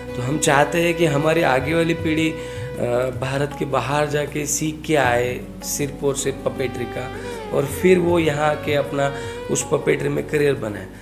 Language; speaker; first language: Hindi; non-native, local second language; Marathi